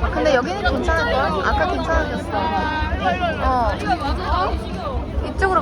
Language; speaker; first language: Korean; non-native, fluent; Mongolian